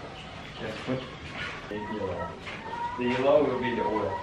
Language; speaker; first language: English; non-native, learner; Balinese